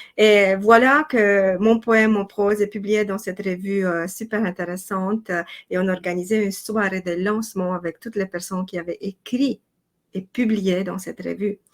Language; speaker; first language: French; non-native, fluent; Romanian